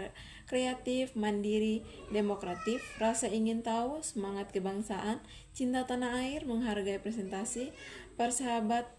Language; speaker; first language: Indonesian; native; Indonesian